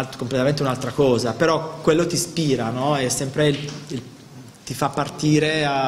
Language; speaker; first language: Italian; native; Italian